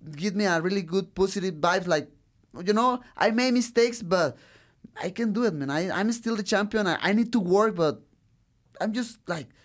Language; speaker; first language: English; non-native, learner; Spanish